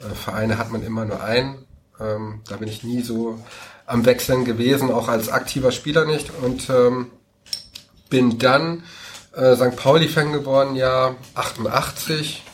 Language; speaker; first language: German; native; German